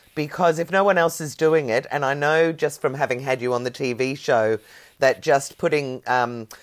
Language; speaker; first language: English; native; English